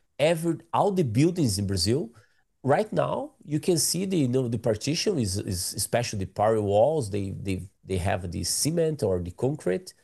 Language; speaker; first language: English; non-native, learner; Portuguese